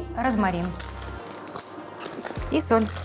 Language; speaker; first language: Russian; native; Russian